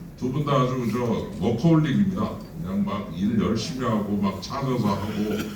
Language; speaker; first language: Korean; native; Korean